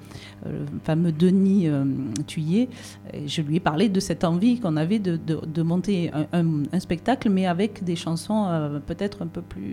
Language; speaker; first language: French; native; French